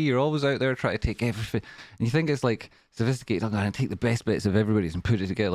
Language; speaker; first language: English; native; English